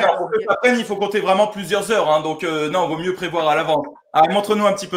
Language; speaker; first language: French; native; French